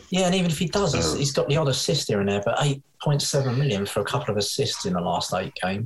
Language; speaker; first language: English; native; English